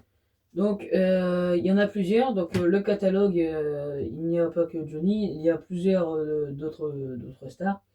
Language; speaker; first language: French; native; French